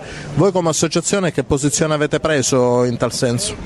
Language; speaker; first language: Italian; native; Italian